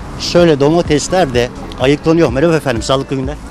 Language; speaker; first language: Turkish; native; Turkish